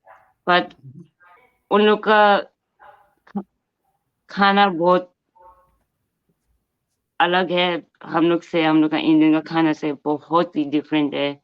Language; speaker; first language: Hindi; non-native, local second language; Bangla